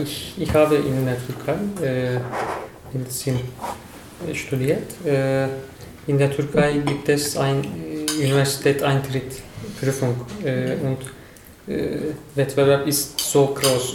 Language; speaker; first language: German; non-native, learner; Turkish